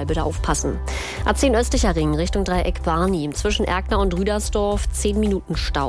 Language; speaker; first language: German; native; German